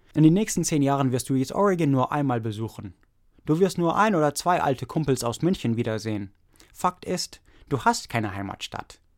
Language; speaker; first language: German; early bilingual, other home language; English